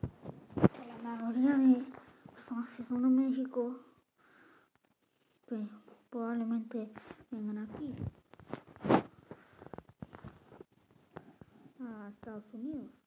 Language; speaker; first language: Spanish; early bilingual, other home language; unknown